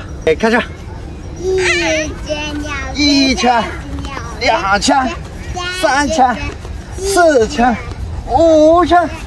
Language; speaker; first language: Chinese; native; Chinese